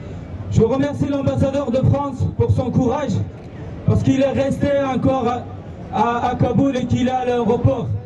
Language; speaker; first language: French; non-native, fluent; Persian